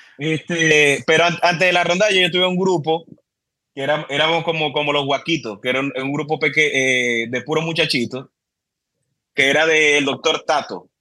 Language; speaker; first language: Spanish; native; Spanish